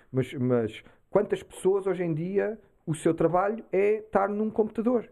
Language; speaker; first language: Portuguese; early bilingual, heritage; Portuguese